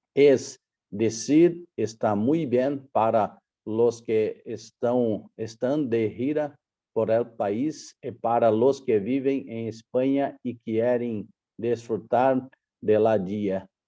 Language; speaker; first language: Spanish; non-native, learner; Portuguese